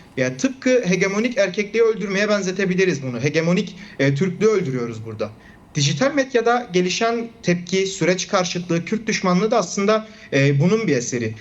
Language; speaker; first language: Turkish; non-native, local second language; Kurdish